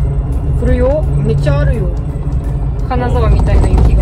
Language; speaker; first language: Japanese; non-native, learner; German